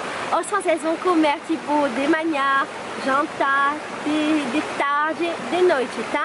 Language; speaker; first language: Portuguese; non-native, fluent; French